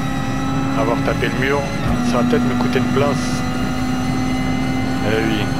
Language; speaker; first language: French; native; French